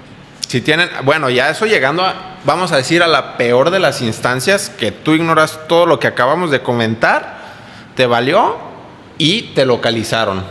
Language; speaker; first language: Spanish; native; Spanish